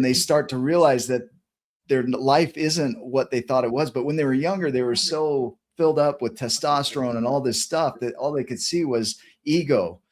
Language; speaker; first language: English; native; English